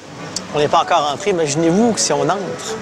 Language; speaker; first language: French; native; French